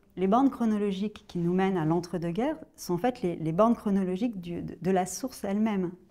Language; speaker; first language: French; native; French